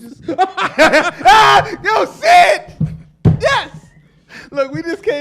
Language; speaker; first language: English; native; English